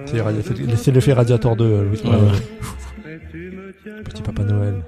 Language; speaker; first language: French; native; French